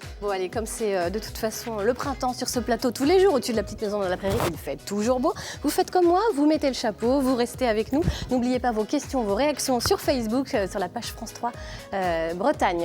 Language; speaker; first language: French; native; French